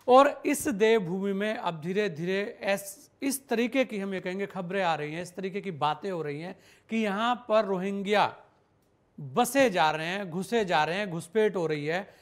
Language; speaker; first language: Hindi; native; Hindi